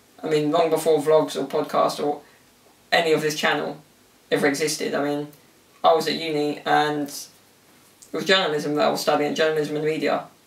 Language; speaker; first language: English; early bilingual, other home language; Italian